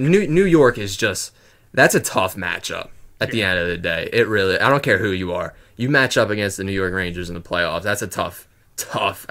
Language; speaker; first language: English; native; English